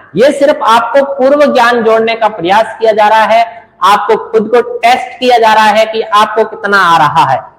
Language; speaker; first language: Hindi; native; Hindi